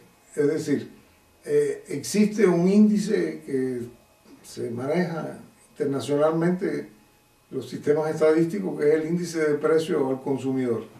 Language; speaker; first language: Spanish; native; Spanish